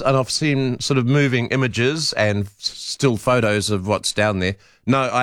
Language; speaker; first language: English; native; English